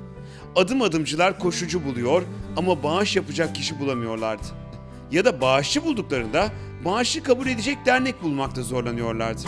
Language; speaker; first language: Turkish; native; Turkish